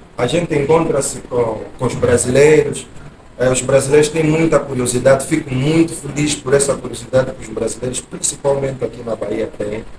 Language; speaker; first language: Portuguese; native; Portuguese